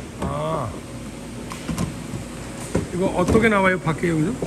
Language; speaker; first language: Korean; non-native, learner; Hindi